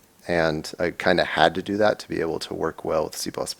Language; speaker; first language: English; native; English